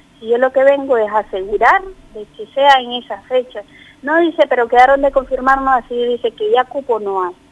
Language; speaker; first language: Spanish; native; Spanish